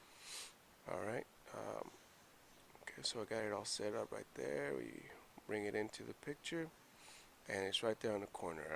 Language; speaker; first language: English; native; English